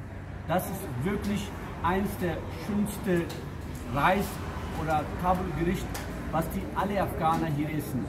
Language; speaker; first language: German; non-native, fluent; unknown